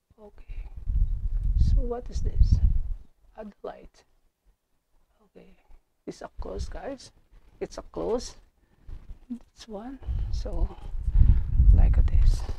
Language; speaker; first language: English; non-native, learner; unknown